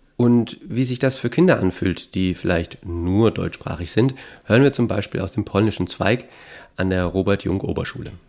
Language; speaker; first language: German; native; German